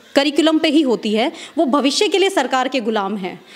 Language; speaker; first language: Hindi; native; Hindi